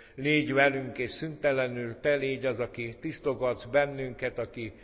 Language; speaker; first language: Hungarian; native; Hungarian